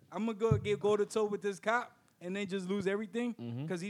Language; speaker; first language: English; early bilingual, other home language; Spanish